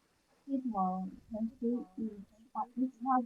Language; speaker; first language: English; non-native, learner; Chinese